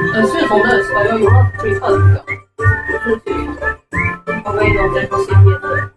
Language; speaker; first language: Swedish; non-native, learner; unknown